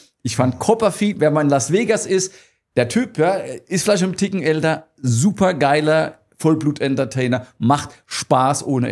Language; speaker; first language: German; native; German